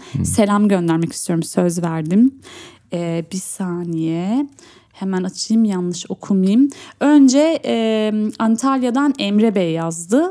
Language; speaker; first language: Turkish; early bilingual, heritage; Turkish